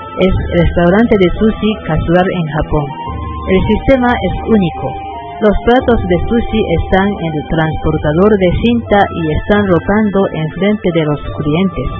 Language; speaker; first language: Spanish; non-native, learner; Japanese